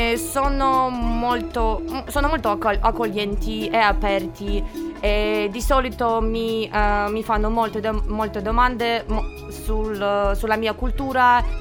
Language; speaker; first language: Italian; non-native, fluent; Russian